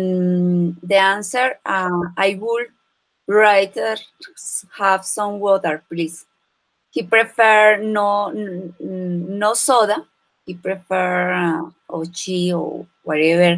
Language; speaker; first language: English; non-native, learner; Spanish